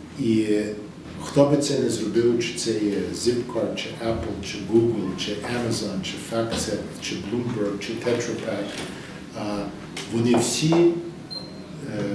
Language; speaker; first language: Ukrainian; early bilingual, heritage; English